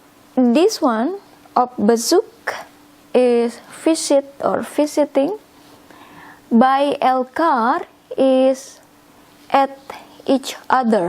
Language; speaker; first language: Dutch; non-native, learner; Indonesian